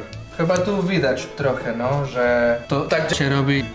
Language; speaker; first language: Polish; non-native, learner; Spanish